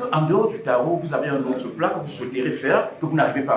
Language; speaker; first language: French; native; French